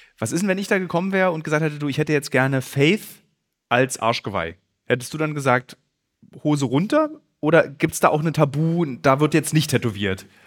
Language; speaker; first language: German; native; German